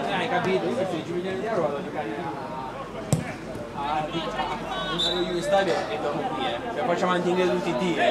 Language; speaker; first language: Italian; native; Italian